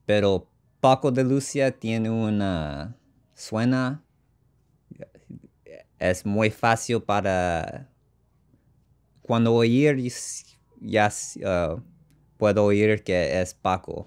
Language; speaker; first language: Spanish; non-native, learner; English